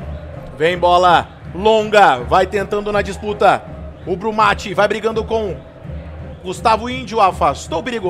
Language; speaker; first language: Portuguese; native; Portuguese